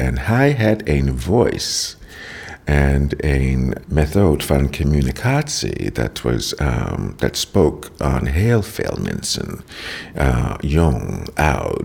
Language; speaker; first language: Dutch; non-native, learner; English